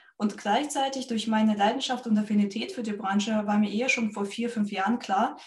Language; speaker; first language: German; non-native, fluent; Russian